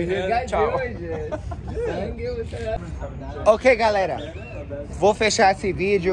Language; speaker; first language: Portuguese; non-native, learner; English